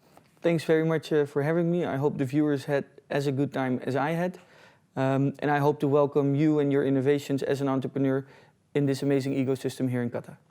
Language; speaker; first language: English; non-native, fluent; Dutch